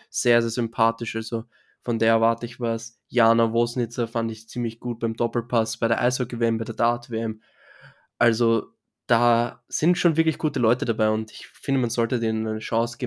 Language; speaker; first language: German; native; German